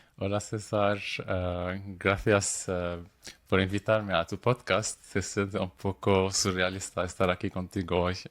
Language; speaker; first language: Spanish; non-native, fluent; Arabic